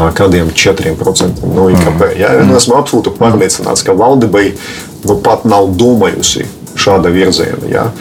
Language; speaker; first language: Latvian; non-native, local second language; Russian